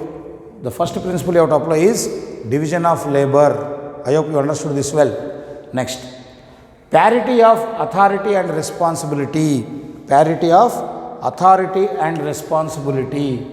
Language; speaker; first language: English; non-native, local second language; Telugu